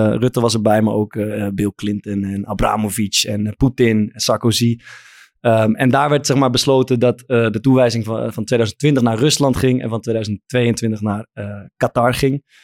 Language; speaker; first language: Dutch; native; Dutch